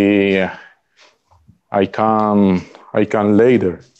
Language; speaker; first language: English; non-native, learner; Spanish